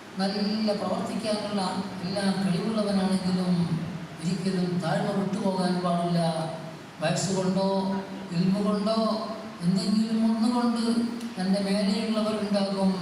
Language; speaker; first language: Malayalam; native; Malayalam